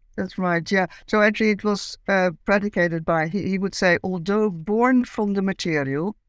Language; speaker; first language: English; non-native, fluent; Dutch